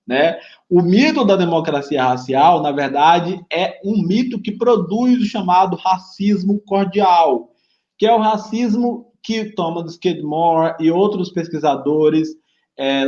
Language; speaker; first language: Portuguese; native; Portuguese